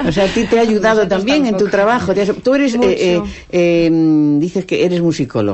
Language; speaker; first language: Spanish; native; Spanish